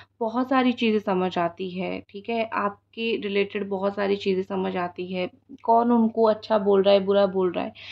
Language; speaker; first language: Hindi; non-native, local second language; Odia